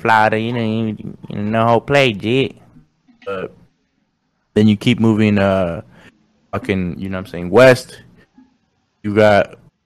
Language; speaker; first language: English; non-native, fluent; Spanish